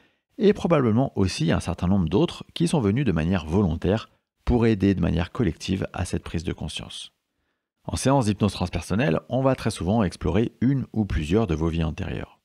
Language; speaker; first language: French; native; French